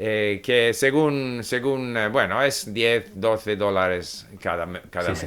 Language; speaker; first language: Spanish; non-native, fluent; English